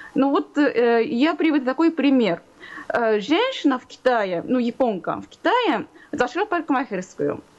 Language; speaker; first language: Russian; non-native, fluent; Japanese